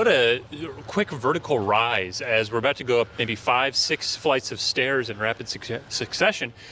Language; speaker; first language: English; native; English